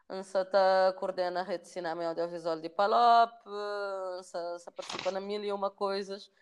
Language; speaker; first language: Portuguese; non-native, local second language; Kabuverdianu